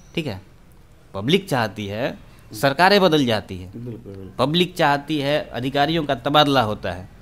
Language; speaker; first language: Hindi; native; Hindi